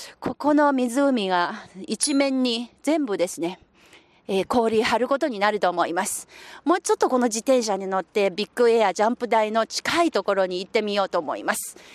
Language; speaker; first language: Japanese; non-native, fluent; Chinese